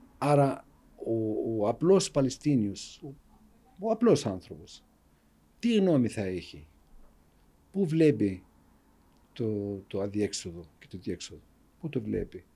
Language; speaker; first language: Greek; non-native, fluent; Arabic